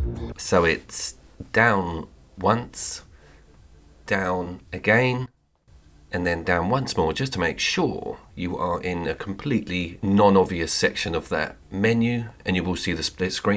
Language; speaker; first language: English; native; English